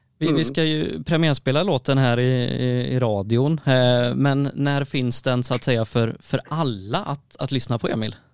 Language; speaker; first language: Swedish; native; Swedish